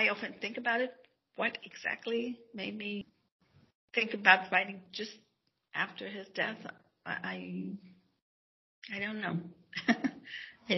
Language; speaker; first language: English; non-native, fluent; Hebrew